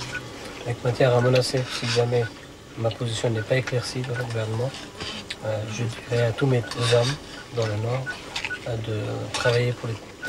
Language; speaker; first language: French; non-native, fluent; Persian